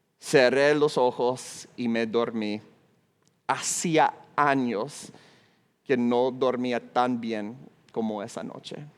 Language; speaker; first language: Spanish; non-native, fluent; English